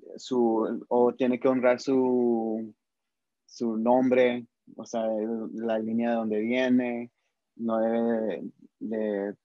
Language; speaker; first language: Spanish; early bilingual, heritage; Spanish